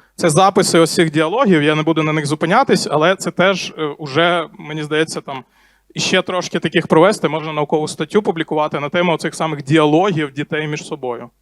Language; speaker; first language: Ukrainian; non-native, local second language; Russian